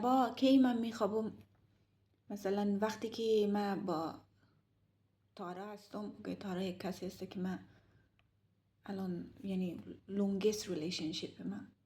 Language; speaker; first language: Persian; early bilingual, heritage; Persian